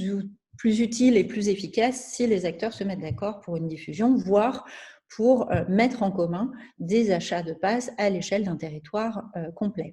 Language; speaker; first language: French; native; French